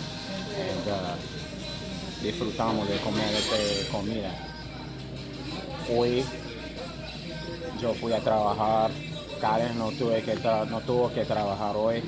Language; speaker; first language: Spanish; non-native, learner; English